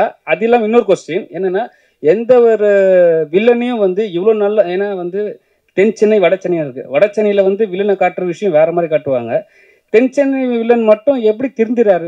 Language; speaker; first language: Tamil; native; Tamil